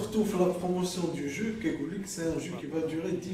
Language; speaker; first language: French; non-native, local second language; Arabic